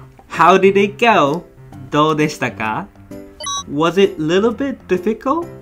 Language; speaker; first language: English; non-native, fluent; Japanese